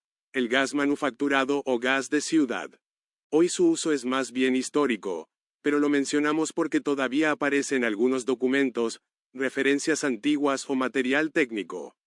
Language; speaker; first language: Spanish; native; Spanish